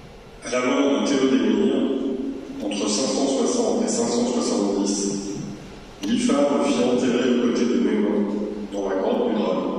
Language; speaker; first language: French; native; French